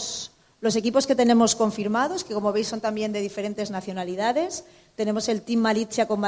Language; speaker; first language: Spanish; native; Spanish